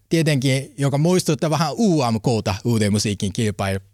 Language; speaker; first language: Finnish; non-native, learner; Japanese